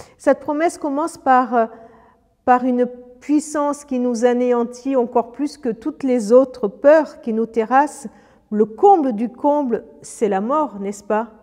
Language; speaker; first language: French; early bilingual, other home language; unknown